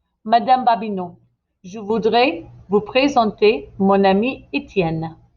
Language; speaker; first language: French; non-native, fluent; English